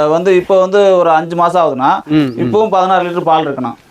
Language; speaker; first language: Tamil; native; Tamil